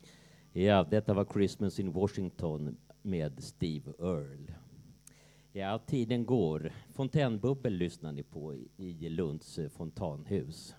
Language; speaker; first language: Swedish; native; Swedish